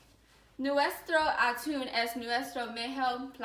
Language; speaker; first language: Spanish; non-native, learner; English